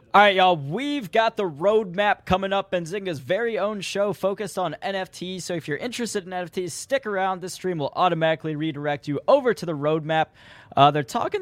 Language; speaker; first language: English; native; English